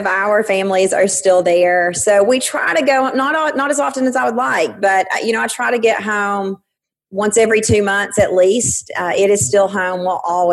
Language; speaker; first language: English; native; English